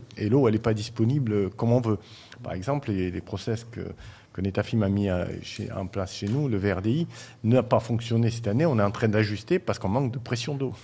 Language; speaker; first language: French; native; French